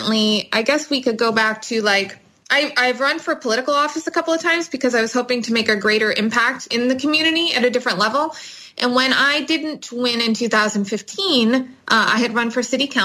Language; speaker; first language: English; native; English